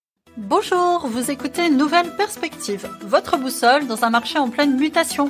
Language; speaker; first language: French; native; French